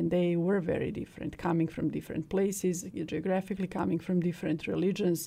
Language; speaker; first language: English; non-native, fluent; Serbian